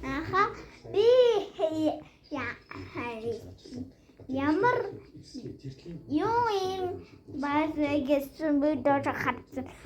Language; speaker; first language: Mongolian; early bilingual, heritage; Mongolian